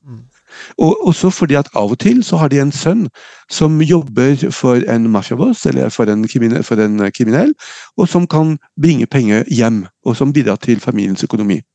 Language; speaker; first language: Norwegian; non-native, fluent; French